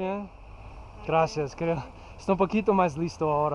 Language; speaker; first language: Spanish; non-native, learner; English